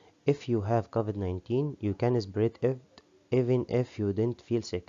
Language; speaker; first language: English; non-native, fluent; Arabic